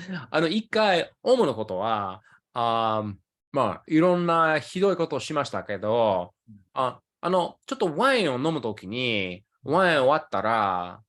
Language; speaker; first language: Japanese; early bilingual, other home language; English